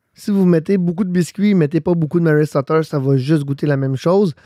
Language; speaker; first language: French; native; French